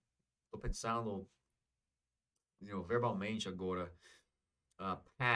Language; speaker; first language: Portuguese; non-native, fluent; English